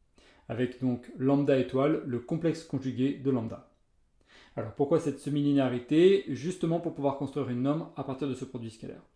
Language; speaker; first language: French; native; French